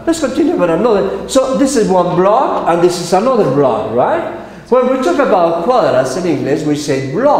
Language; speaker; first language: English; non-native, fluent; Spanish